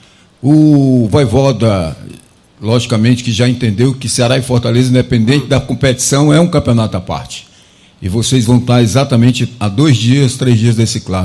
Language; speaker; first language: Portuguese; native; Portuguese